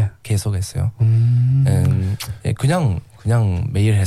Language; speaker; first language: Korean; non-native, learner; English